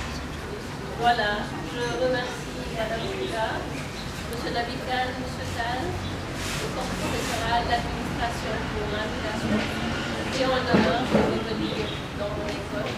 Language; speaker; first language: French; non-native, local second language; Wolof